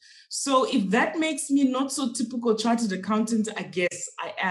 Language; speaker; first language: English; non-native, local second language; Shona